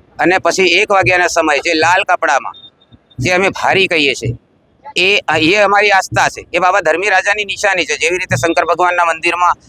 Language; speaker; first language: Gujarati; non-native, local second language; Bhili